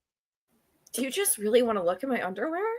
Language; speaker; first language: English; native; English